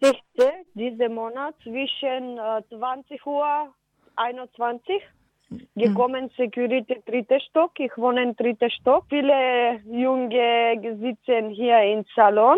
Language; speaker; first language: German; non-native, learner; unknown